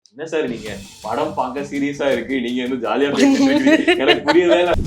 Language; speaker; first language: Tamil; native; Tamil